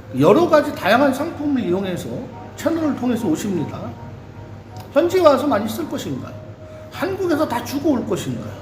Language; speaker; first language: Korean; native; Korean